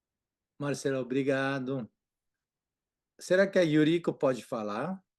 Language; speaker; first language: Portuguese; non-native, fluent; Japanese